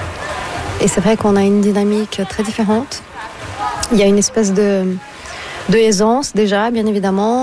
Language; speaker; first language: French; non-native, fluent; Portuguese